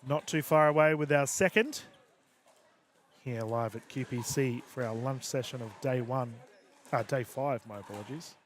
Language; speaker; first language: English; native; English